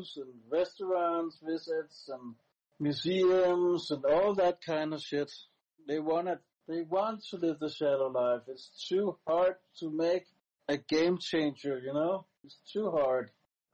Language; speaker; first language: English; non-native, fluent; Danish